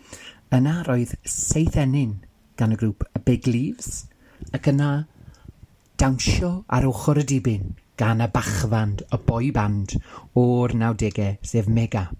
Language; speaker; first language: Welsh; native; Welsh